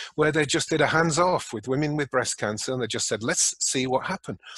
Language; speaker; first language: English; native; English